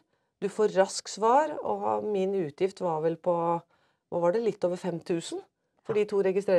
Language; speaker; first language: Norwegian; native; Norwegian